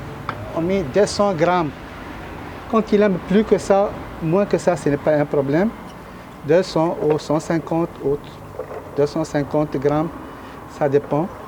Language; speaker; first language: French; non-native, learner; Arabic